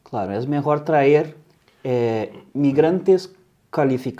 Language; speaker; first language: Spanish; non-native, fluent; Portuguese